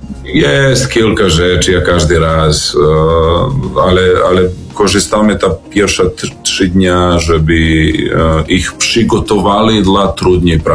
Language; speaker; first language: Polish; non-native, learner; Serbian